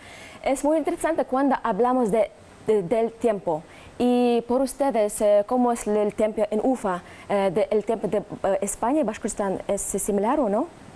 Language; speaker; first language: Spanish; non-native, learner; Russian